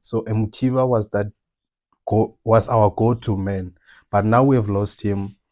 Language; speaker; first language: English; non-native, local second language; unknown